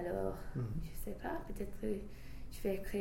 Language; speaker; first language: French; non-native, fluent; English